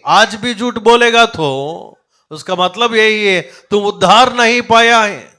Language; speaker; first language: Hindi; non-native, local second language; Telugu